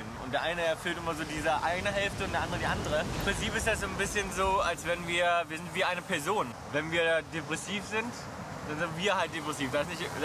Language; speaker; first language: German; native; German